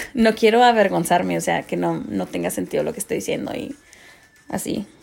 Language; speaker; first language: Spanish; early bilingual, heritage; Spanish